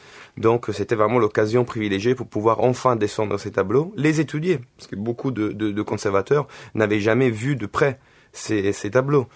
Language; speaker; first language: French; non-native, fluent; Italian